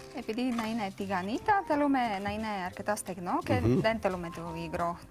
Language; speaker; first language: Greek; non-native, learner; Latvian